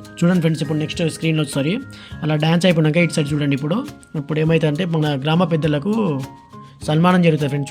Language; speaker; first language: Telugu; non-native, local second language; Lambadi